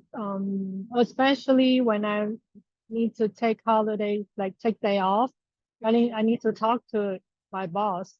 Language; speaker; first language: English; non-native, learner; Chinese